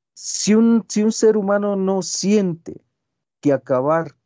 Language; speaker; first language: Spanish; non-native, local second language; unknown